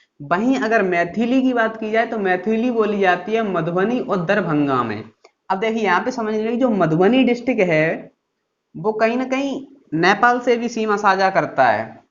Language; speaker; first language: Hindi; native; Hindi